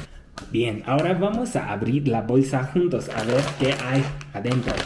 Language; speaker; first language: Spanish; non-native, fluent; Chinese